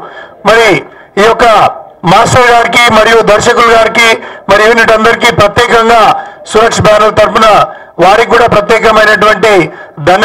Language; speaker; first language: Telugu; native; Telugu